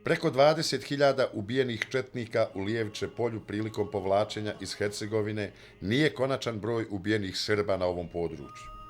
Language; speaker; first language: Bosnian; native; Bosnian